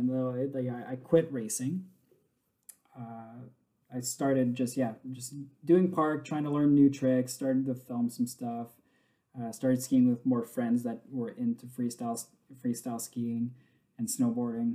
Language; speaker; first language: English; native; English